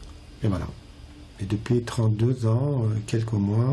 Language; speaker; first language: French; non-native, fluent; Persian